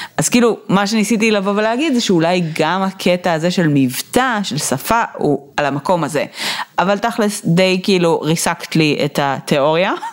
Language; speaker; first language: Hebrew; native; Hebrew